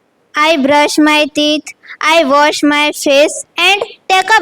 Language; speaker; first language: English; non-native, learner; Gujarati